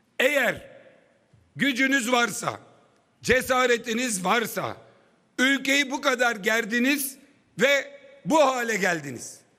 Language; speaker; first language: Turkish; native; Turkish